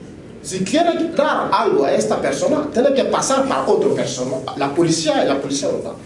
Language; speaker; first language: Spanish; non-native, learner; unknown